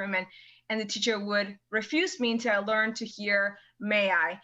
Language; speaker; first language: English; early bilingual, other home language; Spanish